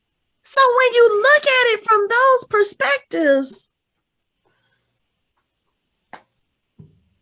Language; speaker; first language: English; native; English